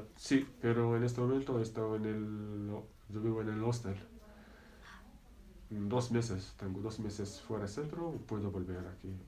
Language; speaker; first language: Spanish; non-native, learner; Arabic